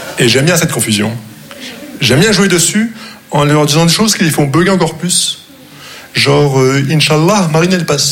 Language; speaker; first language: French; non-native, local second language; Arabic